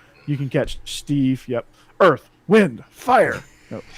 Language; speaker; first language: English; native; English